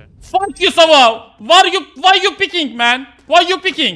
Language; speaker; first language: English; non-native, learner; Turkish